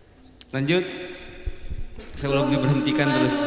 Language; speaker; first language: Indonesian; native; Indonesian